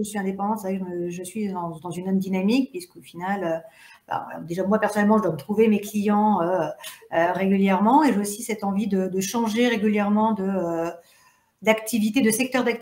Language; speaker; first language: French; native; French